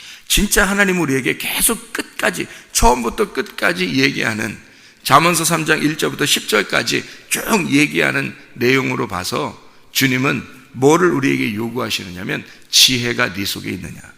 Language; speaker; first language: Korean; native; Korean